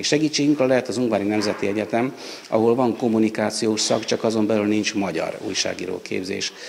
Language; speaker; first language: Hungarian; native; Hungarian